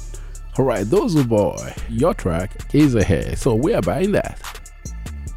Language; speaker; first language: English; non-native, local second language; Igbo